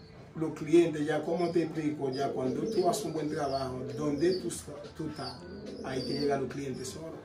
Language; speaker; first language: Spanish; non-native, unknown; Haitian Creole